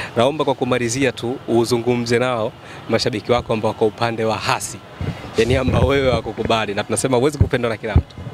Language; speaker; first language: Swahili; native; Swahili